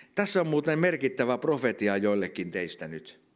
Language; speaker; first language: Finnish; native; Finnish